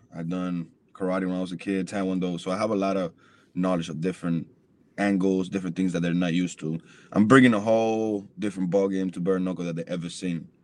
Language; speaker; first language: English; early bilingual, other home language; Spanish